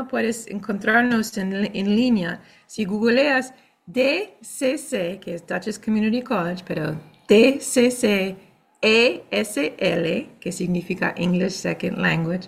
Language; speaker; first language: Spanish; non-native, fluent; English